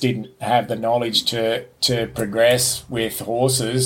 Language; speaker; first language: English; native; English